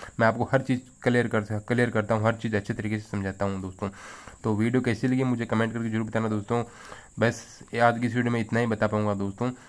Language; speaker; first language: Hindi; native; Hindi